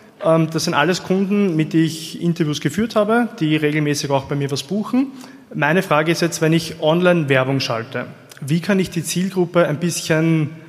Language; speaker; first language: German; native; German